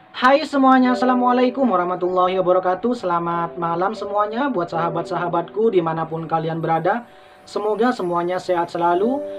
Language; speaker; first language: Indonesian; non-native, local second language; Madurese